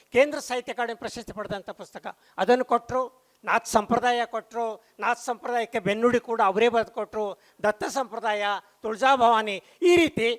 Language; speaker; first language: Kannada; non-native, local second language; Konkani